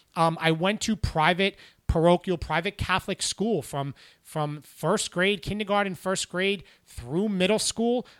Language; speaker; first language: English; native; English